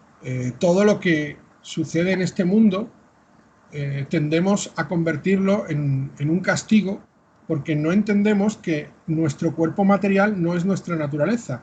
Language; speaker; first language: Spanish; native; Spanish